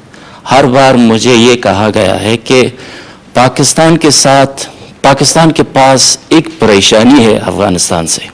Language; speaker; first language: Hindi; non-native, fluent; Persian